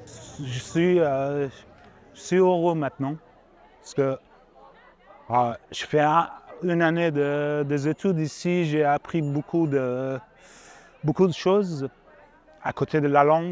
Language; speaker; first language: French; non-native, fluent; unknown